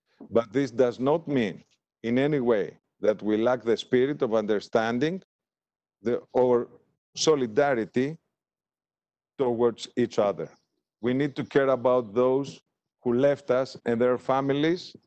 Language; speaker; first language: English; non-native, fluent; Greek